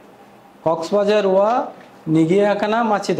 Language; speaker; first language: Japanese; non-native, learner; Bangla